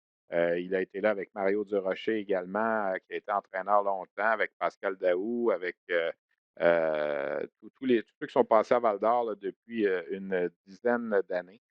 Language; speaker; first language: French; native; French